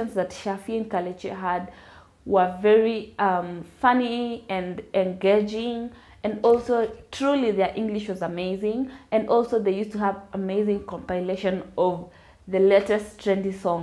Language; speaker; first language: English; non-native, local second language; Luyia